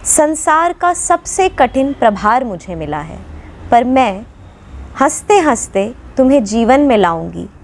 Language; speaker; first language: Hindi; non-native, local second language; Dogri